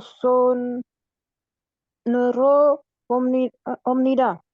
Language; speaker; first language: Korean; non-native, learner; Indonesian